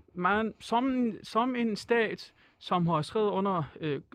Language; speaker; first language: Danish; non-native, fluent; Persian